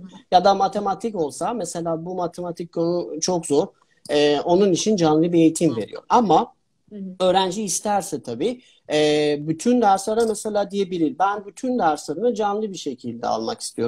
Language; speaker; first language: Turkish; non-native, fluent; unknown